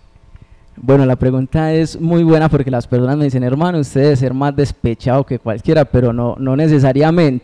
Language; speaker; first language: Spanish; native; Spanish